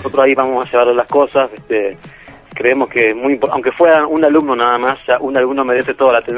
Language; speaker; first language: Spanish; native; Spanish